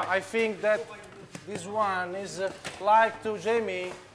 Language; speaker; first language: English; non-native, learner; Italian